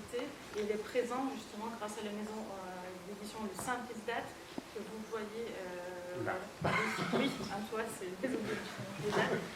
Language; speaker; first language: French; non-native, fluent; Russian